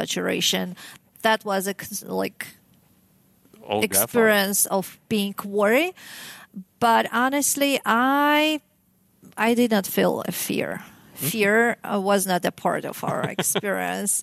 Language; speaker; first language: English; non-native, fluent; Russian